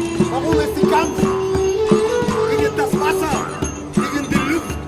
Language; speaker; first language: German; non-native, learner; Spanish